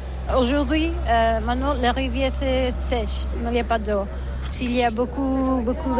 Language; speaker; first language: French; non-native, learner; Catalan